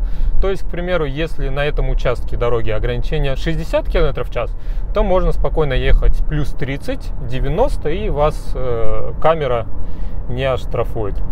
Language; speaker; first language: Russian; native; Russian